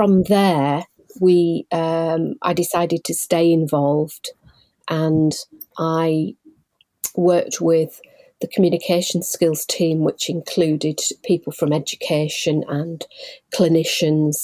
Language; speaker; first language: English; native; English